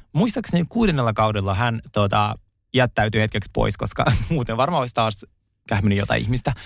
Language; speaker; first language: Finnish; non-native, fluent; Russian